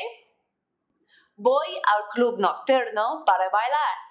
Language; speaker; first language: Spanish; non-native, fluent; English